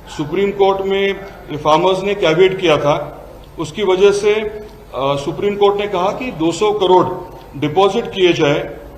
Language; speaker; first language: Hindi; non-native, local second language; Marathi